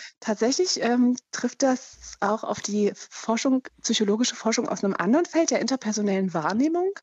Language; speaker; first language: German; native; German